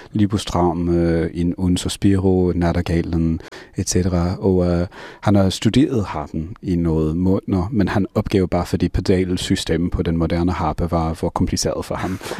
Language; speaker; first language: Danish; non-native, fluent; English